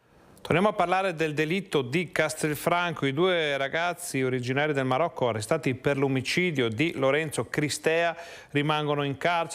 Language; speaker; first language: Italian; native; Italian